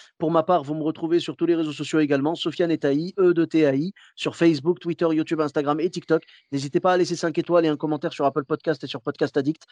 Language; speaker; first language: French; early bilingual, other home language; Arabic